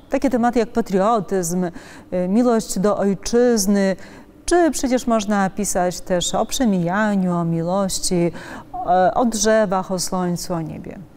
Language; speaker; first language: Polish; native; Polish